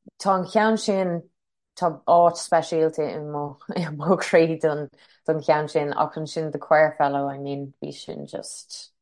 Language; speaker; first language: Irish; non-native, local second language; English